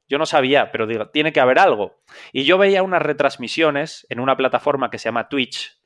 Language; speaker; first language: Spanish; native; Spanish